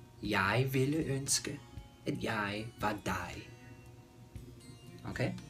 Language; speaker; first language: Danish; non-native, fluent; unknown